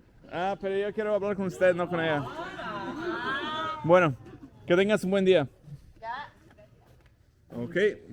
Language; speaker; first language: Spanish; non-native, learner; English